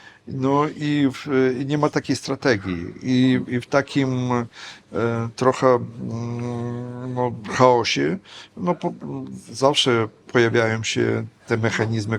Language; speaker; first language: Polish; non-native, fluent; Ukrainian